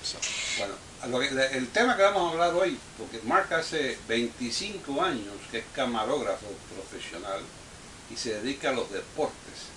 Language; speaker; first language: Spanish; native; Spanish